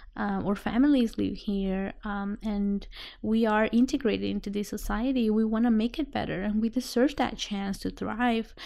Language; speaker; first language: English; non-native, fluent; Spanish